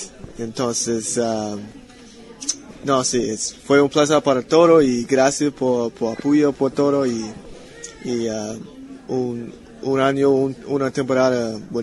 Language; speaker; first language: Spanish; non-native, learner; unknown